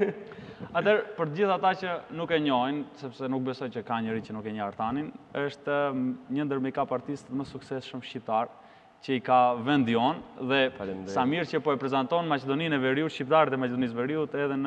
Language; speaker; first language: Albanian; native; Albanian